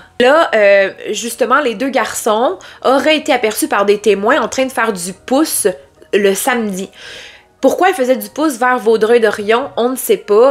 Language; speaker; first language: French; native; French